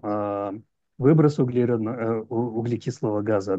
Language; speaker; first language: Russian; non-native, local second language; Uzbek